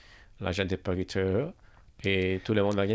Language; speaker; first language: French; non-native, learner; English